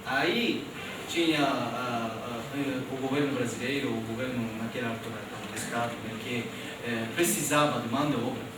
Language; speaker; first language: Portuguese; non-native, fluent; Japanese